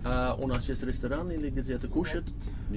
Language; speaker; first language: Russian; non-native, learner; English